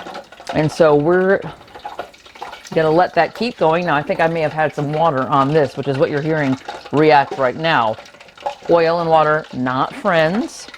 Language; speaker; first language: English; native; English